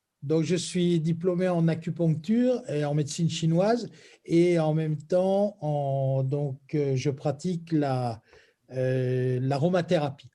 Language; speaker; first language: French; native; French